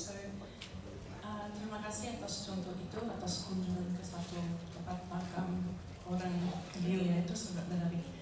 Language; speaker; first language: Indonesian; non-native, learner; English